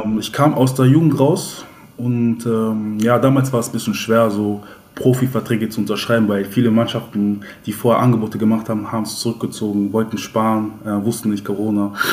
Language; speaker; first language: German; early bilingual, other home language; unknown